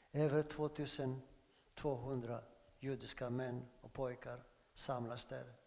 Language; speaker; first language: Swedish; non-native, fluent; Greek